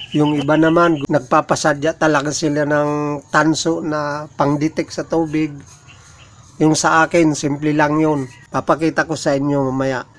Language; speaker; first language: Filipino; non-native, local second language; Cebuano